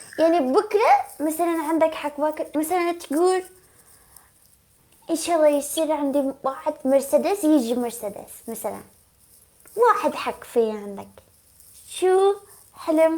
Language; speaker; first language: Arabic; non-native, learner; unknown